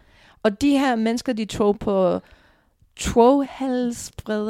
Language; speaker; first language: Danish; non-native, fluent; English